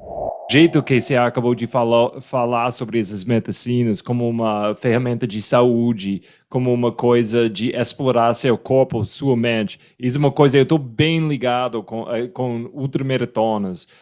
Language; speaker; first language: Portuguese; non-native, fluent; English